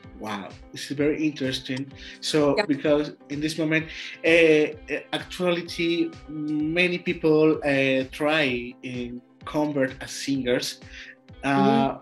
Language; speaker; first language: English; non-native, learner; Spanish